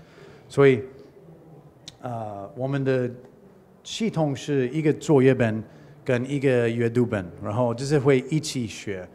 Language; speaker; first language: Chinese; non-native, learner; English